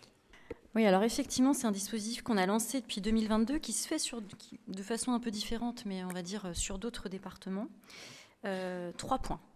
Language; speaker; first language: French; native; French